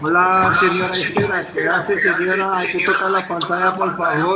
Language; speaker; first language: Spanish; non-native, learner; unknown